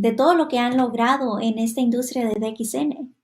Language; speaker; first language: Spanish; non-native, fluent; Hungarian